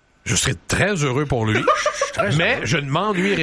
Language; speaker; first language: French; native; French